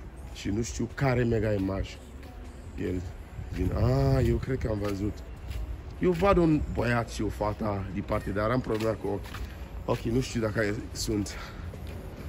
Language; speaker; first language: Romanian; non-native, learner; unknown